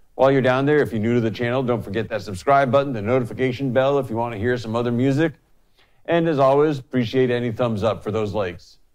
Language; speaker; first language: English; native; English